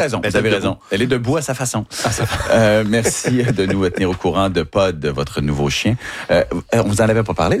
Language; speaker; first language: French; native; French